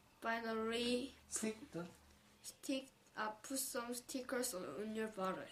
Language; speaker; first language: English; non-native, learner; Korean